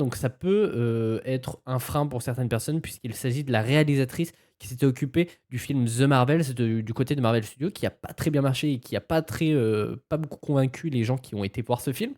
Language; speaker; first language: French; native; French